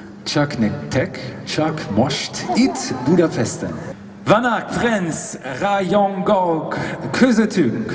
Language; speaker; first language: Hungarian; non-native, learner; German